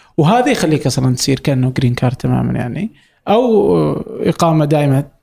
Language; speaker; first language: Arabic; native; Arabic